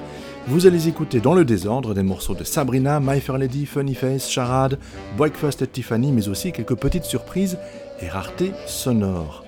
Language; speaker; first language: French; native; French